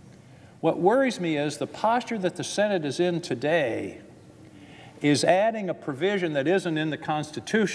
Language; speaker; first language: English; native; English